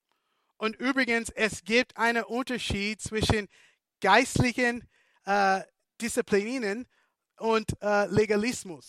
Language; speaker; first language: German; non-native, fluent; English